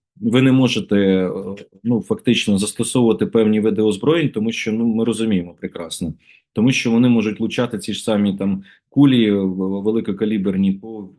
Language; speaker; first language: Ukrainian; native; Ukrainian